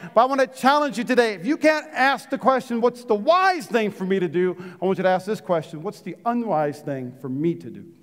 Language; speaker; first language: English; native; English